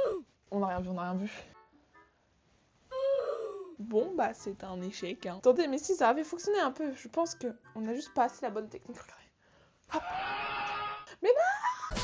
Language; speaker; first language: French; native; French